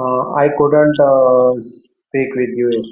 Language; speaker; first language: English; non-native, learner; Hindi